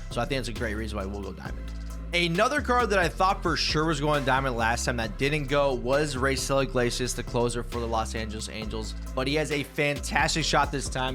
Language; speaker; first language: English; native; English